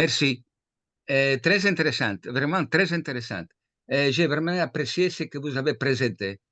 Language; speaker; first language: French; non-native, fluent; Italian